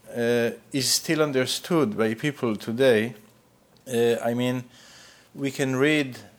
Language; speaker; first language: English; non-native, fluent; Hebrew